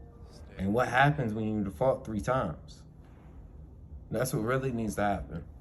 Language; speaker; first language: English; native; English